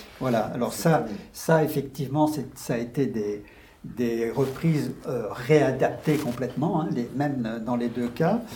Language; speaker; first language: French; native; French